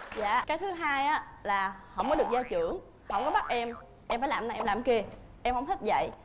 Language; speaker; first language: Vietnamese; native; Vietnamese